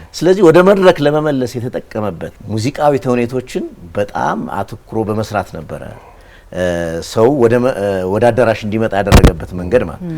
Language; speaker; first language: Amharic; native; Amharic